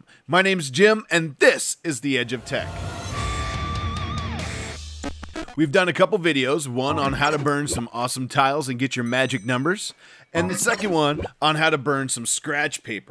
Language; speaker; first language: English; native; English